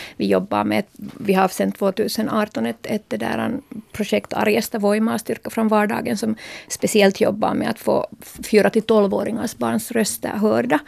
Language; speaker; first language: Swedish; native; Swedish